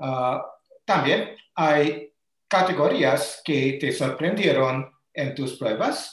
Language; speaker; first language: Spanish; non-native, learner; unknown